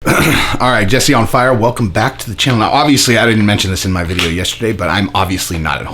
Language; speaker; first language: English; native; English